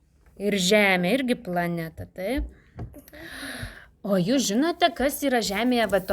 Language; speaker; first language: Lithuanian; native; Lithuanian